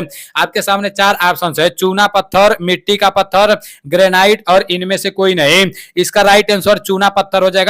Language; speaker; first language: Hindi; native; Hindi